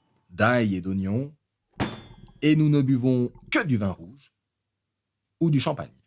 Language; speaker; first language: French; non-native, learner; Spanish